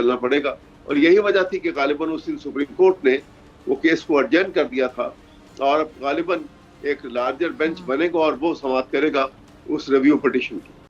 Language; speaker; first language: Urdu; native; Urdu